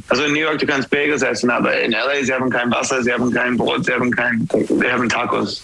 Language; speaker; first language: German; non-native, learner; English